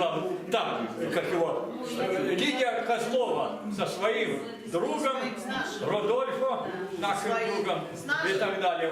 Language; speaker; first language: Russian; native; Russian